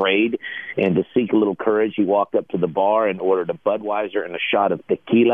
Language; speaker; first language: English; native; English